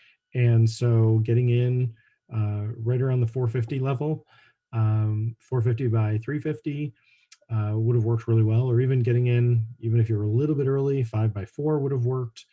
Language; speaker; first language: English; native; English